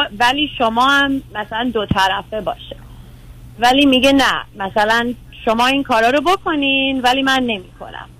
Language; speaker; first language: Persian; early bilingual, heritage; Persian